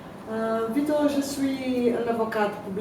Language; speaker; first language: French; non-native, learner; Portuguese